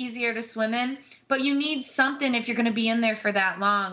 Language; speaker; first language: English; native; English